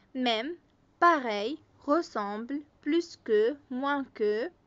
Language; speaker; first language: French; non-native, local second language; Arabic